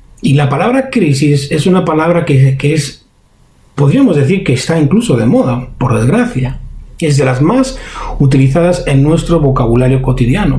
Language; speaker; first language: Spanish; native; Spanish